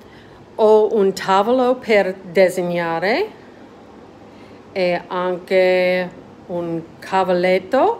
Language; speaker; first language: Italian; non-native, learner; English